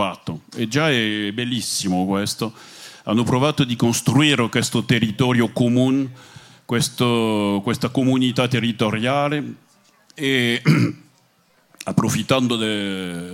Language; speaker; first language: Italian; non-native, fluent; French